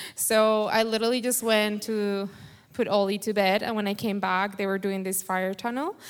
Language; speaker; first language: English; non-native, fluent; Spanish